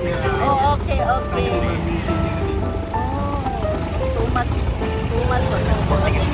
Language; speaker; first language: English; non-native, local second language; Filipino